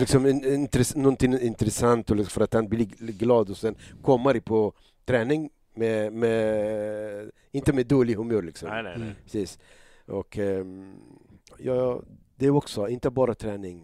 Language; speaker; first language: Swedish; non-native, learner; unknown